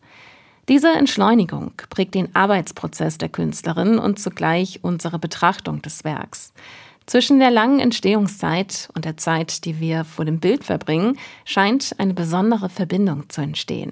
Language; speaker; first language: German; native; German